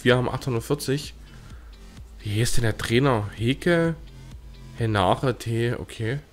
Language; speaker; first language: German; native; German